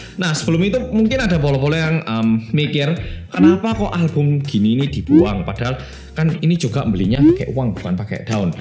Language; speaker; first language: Indonesian; non-native, fluent; Korean